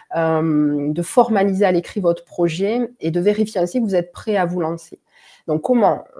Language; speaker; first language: French; native; French